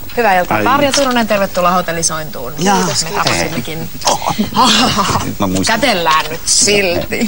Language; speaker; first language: Finnish; native; Finnish